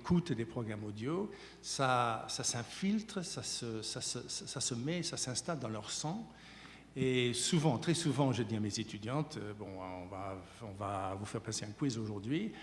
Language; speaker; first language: French; native; French